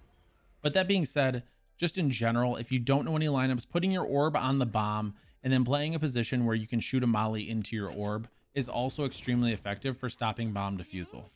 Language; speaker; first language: English; native; English